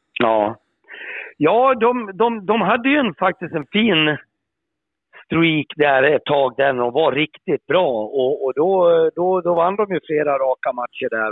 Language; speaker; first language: Swedish; native; Swedish